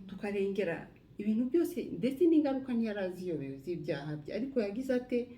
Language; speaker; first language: Kinyarwanda; native; Kinyarwanda